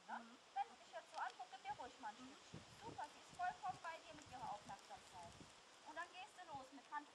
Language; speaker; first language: German; native; German